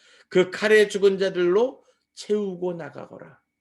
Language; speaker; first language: Korean; native; Korean